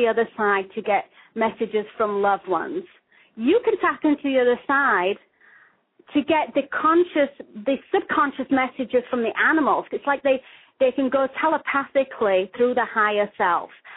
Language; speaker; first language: English; native; English